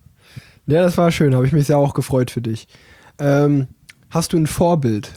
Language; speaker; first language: German; native; German